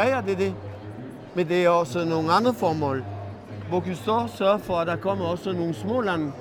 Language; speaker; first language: Danish; non-native, fluent; French